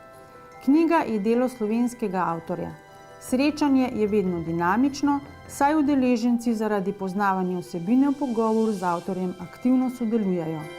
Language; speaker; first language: Slovenian; native; Slovenian